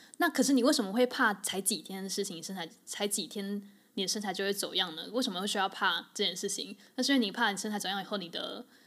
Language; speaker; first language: Chinese; native; Chinese